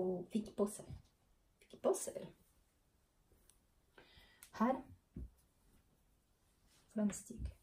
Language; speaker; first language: Swedish; non-native, learner; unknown